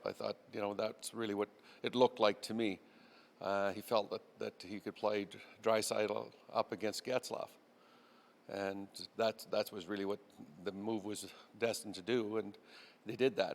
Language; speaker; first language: English; native; English